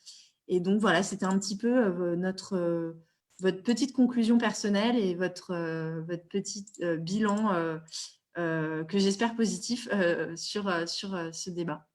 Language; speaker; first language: French; native; French